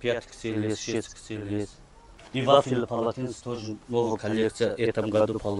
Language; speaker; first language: Russian; non-native, learner; Turkish